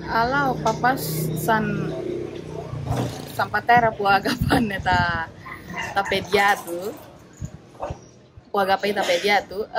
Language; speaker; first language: Greek; non-native, fluent; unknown